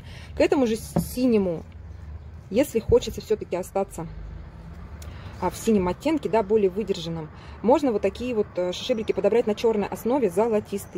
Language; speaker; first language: Russian; native; Russian